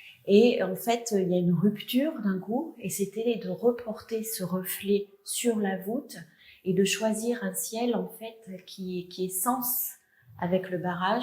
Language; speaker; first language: French; native; French